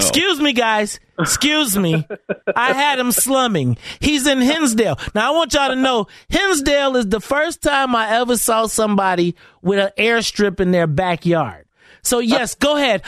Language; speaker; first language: English; native; English